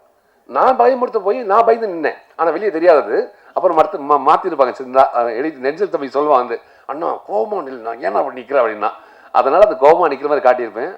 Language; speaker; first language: Tamil; native; Tamil